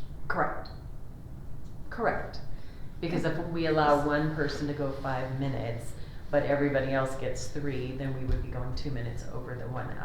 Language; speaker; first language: English; native; English